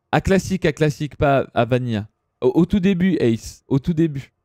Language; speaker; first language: French; early bilingual, other home language; Italian